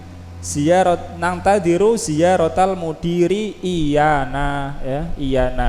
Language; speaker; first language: Arabic; non-native, fluent; Indonesian